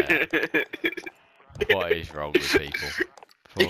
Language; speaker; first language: English; native; English